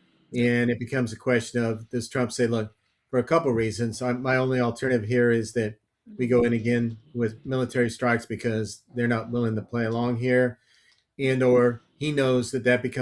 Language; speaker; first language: English; native; English